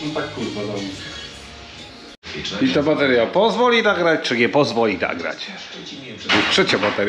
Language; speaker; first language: Polish; native; Polish